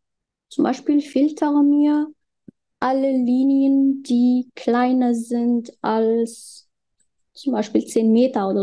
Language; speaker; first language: German; non-native, fluent; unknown